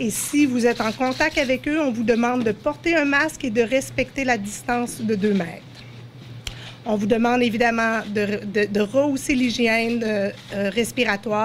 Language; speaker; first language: French; native; French